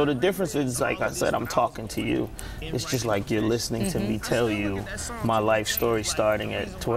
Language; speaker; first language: English; native; English